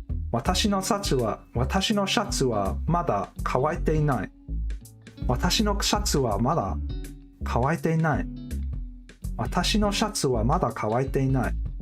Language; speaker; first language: Japanese; non-native, learner; English